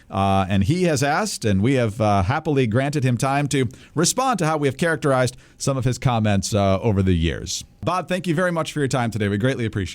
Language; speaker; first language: English; native; English